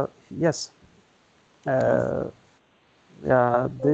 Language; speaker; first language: English; non-native, learner; Turkish